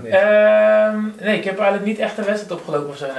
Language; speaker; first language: Dutch; native; Dutch